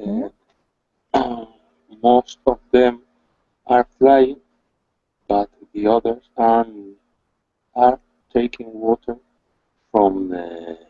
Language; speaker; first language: English; non-native, learner; Spanish